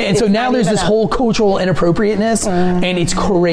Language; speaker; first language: English; native; English